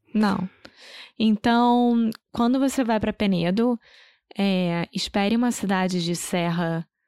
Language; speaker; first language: Portuguese; native; Portuguese